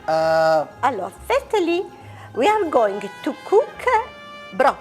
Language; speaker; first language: English; non-native, fluent; Italian